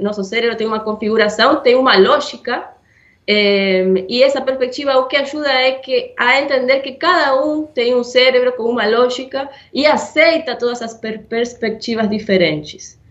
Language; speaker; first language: Portuguese; non-native, fluent; Spanish